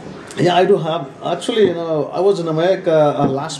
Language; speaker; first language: English; non-native, learner; Nepali